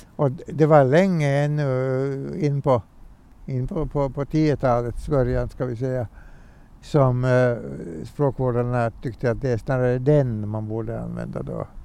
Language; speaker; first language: Swedish; native; Swedish